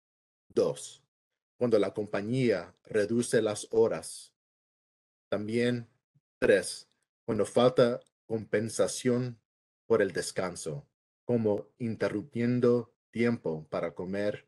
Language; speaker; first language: Spanish; early bilingual, heritage; English